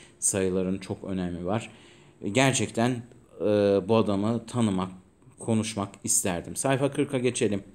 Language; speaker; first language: Turkish; native; Turkish